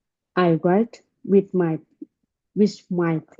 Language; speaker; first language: English; non-native, learner; Thai